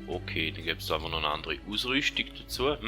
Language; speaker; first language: German; native; German